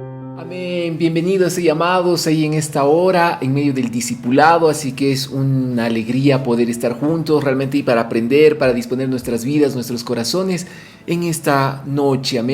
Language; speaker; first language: Spanish; native; Spanish